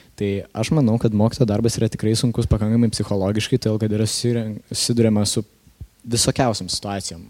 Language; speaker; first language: Lithuanian; native; Lithuanian